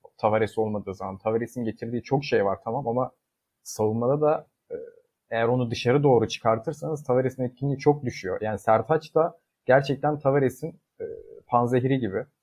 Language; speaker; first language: Turkish; native; Turkish